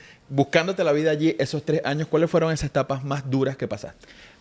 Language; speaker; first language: Spanish; native; Spanish